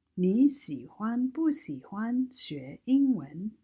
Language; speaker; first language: Chinese; non-native, fluent; English